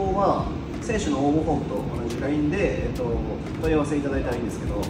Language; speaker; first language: Japanese; native; Japanese